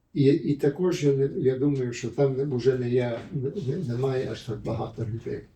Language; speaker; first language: Ukrainian; early bilingual, heritage; Ukrainian